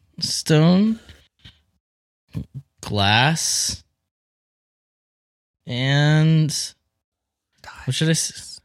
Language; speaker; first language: English; native; English